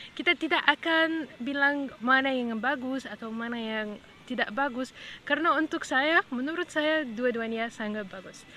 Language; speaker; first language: Indonesian; non-native, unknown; Arabic